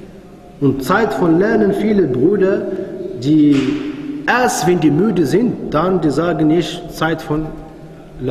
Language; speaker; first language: German; non-native, fluent; Arabic